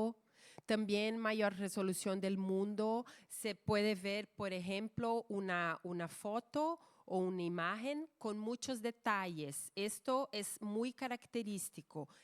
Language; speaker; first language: Spanish; non-native, fluent; Portuguese